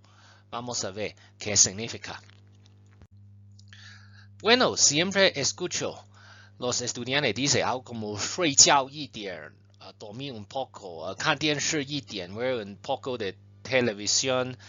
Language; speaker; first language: Spanish; non-native, fluent; Chinese